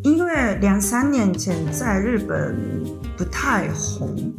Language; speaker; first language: Chinese; non-native, learner; Japanese